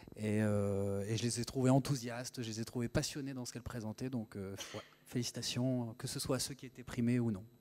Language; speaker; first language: French; native; French